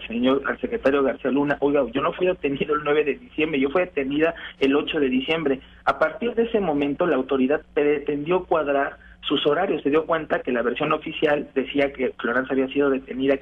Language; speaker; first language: Spanish; native; Spanish